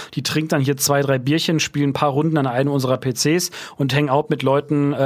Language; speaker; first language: German; native; German